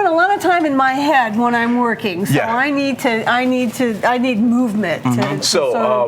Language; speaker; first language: English; native; English